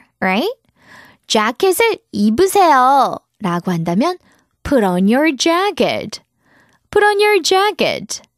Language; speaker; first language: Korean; native; Korean